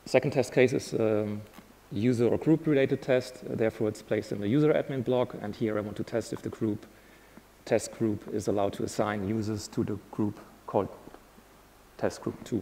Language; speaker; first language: English; non-native, fluent; German